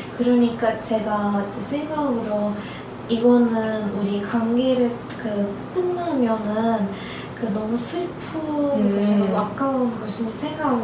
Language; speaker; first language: Korean; non-native, learner; Turkish